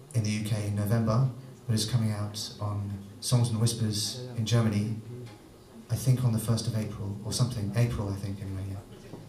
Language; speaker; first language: English; native; English